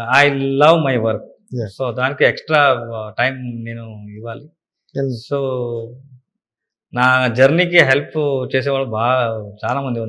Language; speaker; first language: Telugu; non-native, learner; Kannada